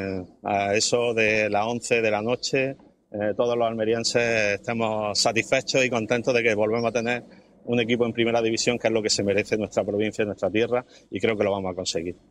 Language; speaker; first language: Spanish; native; Spanish